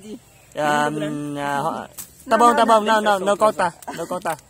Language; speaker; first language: Portuguese; non-native, learner; Vietnamese